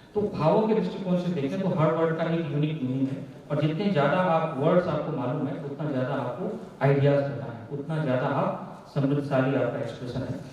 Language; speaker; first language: Hindi; non-native, local second language; Maithili